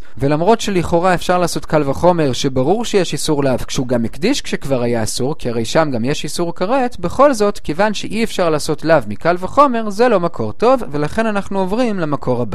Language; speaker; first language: Hebrew; native; Hebrew